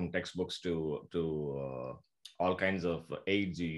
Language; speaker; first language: English; non-native, local second language; Tamil